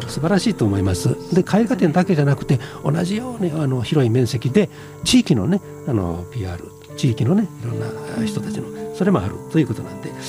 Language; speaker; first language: Japanese; native; Japanese